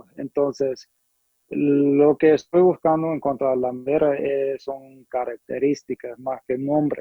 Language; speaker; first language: Spanish; non-native, fluent; English